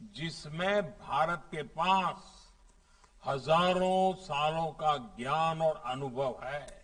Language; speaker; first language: Hindi; non-native, local second language; Gujarati